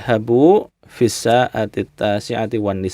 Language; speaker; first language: Arabic; non-native, fluent; Indonesian